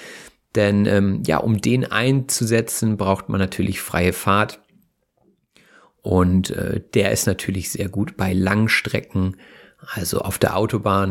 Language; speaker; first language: German; native; German